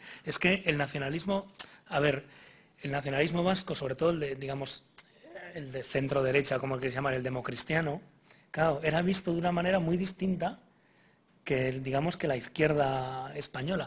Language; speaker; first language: Spanish; native; Spanish